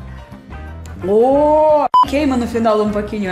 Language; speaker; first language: Portuguese; non-native, fluent; Russian